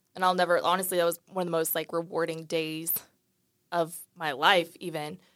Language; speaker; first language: English; native; English